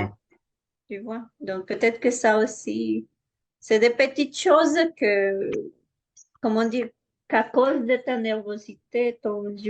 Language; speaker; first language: French; non-native, fluent; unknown